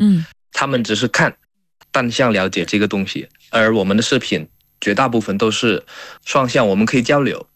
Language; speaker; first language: Chinese; non-native, fluent; Indonesian